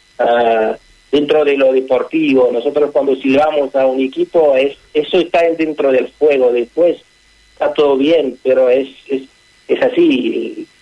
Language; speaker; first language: Spanish; non-native, fluent; Arabic